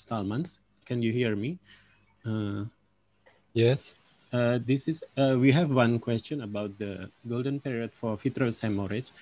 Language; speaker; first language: English; non-native, local second language; Indonesian